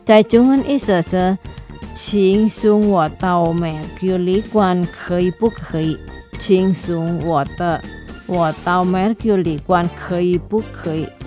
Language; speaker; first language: Chinese; non-native, fluent; Indonesian